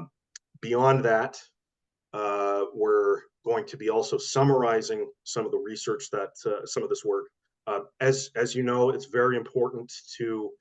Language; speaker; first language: English; native; English